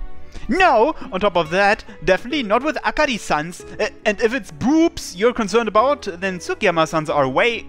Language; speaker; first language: English; native; English